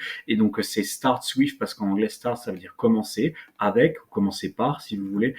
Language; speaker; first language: French; native; French